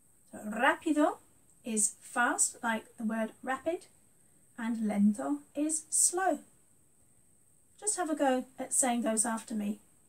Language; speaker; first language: English; native; English